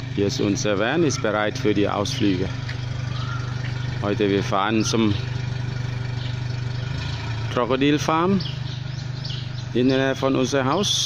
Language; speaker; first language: German; non-native, learner; Thai